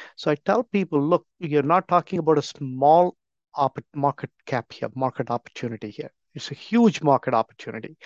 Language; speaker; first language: English; non-native, local second language; Tamil